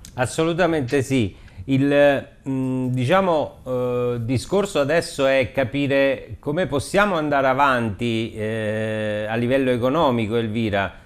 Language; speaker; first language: Italian; native; Italian